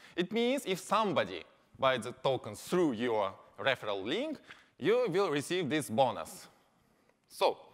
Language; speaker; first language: English; non-native, learner; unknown